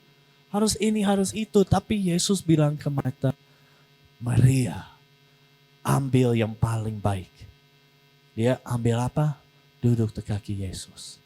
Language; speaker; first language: Indonesian; non-native, learner; English